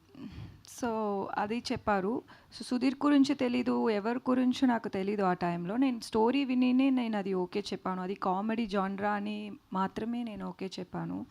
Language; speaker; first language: Telugu; non-native, learner; Tamil